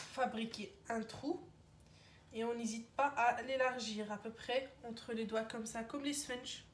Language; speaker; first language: French; non-native, local second language; Arabic